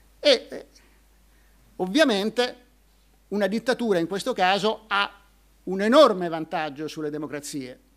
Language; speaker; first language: Italian; native; Italian